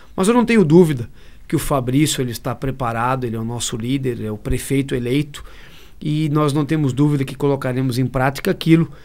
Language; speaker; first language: Portuguese; native; Portuguese